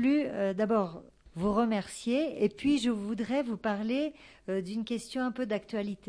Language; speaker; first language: French; native; French